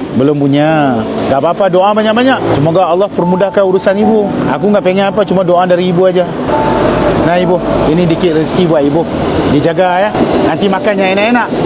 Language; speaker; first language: Malay; native; Malay